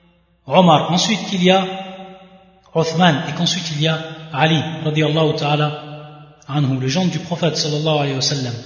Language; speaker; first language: French; native; French